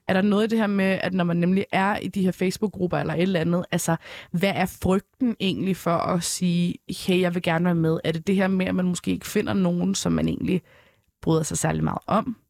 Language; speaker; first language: Danish; early bilingual, other home language; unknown